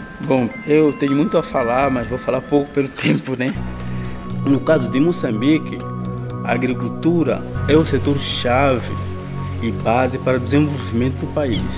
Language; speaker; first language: Portuguese; non-native, local second language; Makhuwa